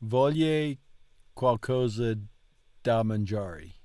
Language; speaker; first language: Italian; non-native, learner; English